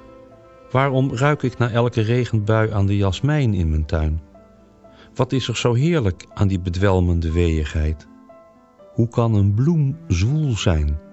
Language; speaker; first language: Dutch; native; Dutch